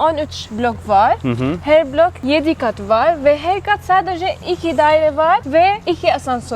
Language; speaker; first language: Turkish; non-native, learner; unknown